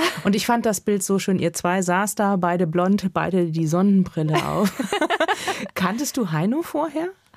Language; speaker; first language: German; native; German